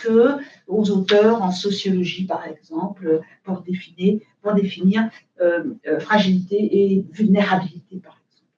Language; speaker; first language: French; native; French